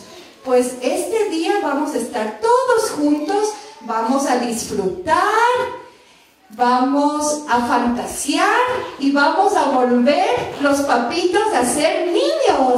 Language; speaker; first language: Spanish; native; Spanish